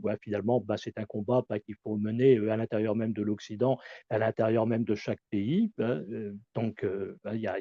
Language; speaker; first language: French; native; French